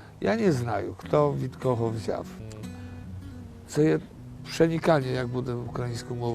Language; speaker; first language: Polish; non-native, learner; Ukrainian